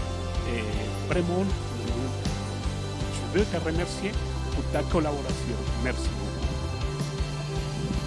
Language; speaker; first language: French; non-native, fluent; Spanish